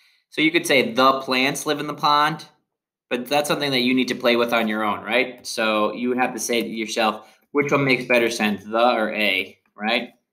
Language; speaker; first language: English; early bilingual, other home language; Spanish